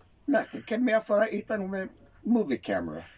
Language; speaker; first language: Greek; early bilingual, heritage; Greek